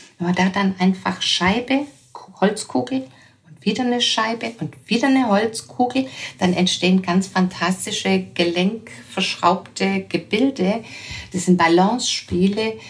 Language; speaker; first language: German; native; German